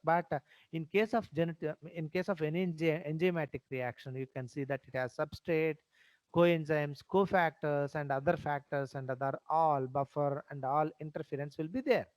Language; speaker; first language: English; non-native, local second language; Telugu